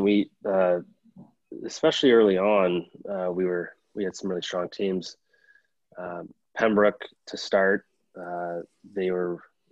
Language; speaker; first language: English; native; English